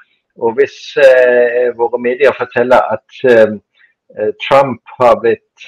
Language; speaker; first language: Norwegian; non-native, fluent; German